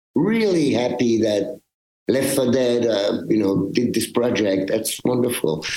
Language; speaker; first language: English; early bilingual, other home language; French